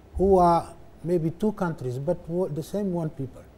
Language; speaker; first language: English; non-native, fluent; Wolof